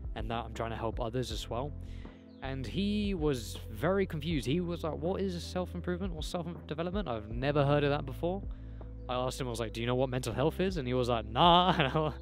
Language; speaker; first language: English; native; English